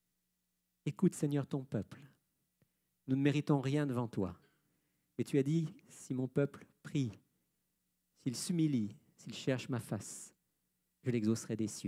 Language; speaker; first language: French; native; French